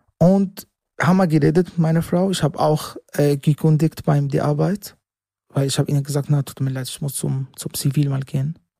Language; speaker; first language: German; non-native, learner; Arabic